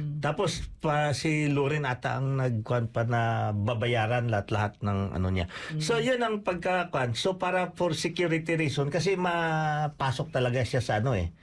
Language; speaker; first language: Filipino; non-native, local second language; Cebuano